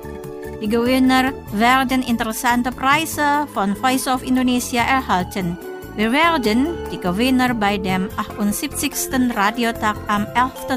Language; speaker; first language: German; non-native, fluent; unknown